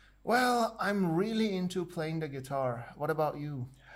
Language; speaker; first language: English; non-native, fluent; Persian